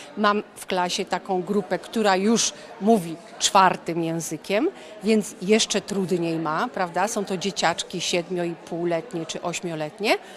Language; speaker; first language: Polish; native; Polish